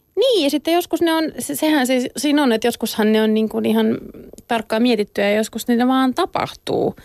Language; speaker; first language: Finnish; native; Finnish